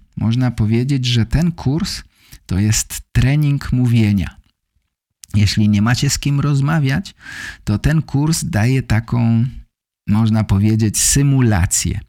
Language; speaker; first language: Polish; native; Polish